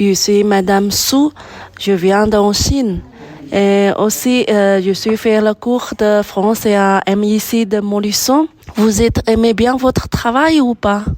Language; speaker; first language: French; non-native, learner; Chinese